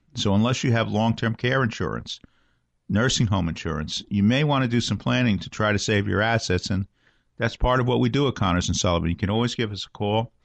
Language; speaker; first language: English; native; English